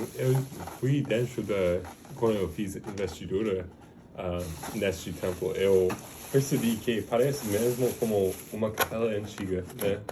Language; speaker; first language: Portuguese; non-native, fluent; English